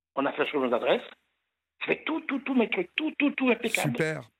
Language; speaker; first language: French; native; French